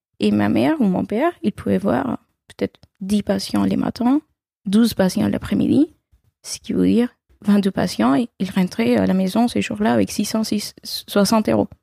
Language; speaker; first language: French; non-native, fluent; Spanish